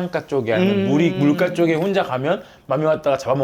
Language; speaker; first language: Korean; early bilingual, other home language; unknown